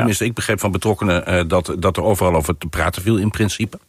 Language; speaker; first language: Dutch; native; Dutch